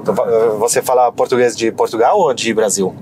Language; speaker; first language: Portuguese; non-native, fluent; Polish